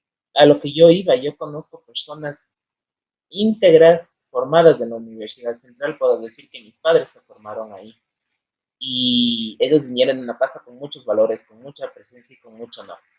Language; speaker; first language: Spanish; native; Spanish